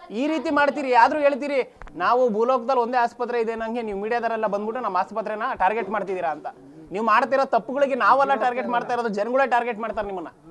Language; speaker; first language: Kannada; native; Kannada